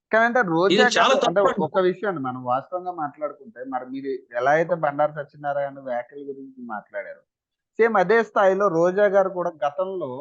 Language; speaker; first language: Telugu; native; Telugu